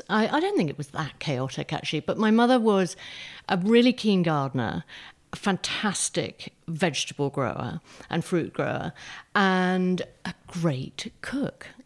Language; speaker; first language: English; native; English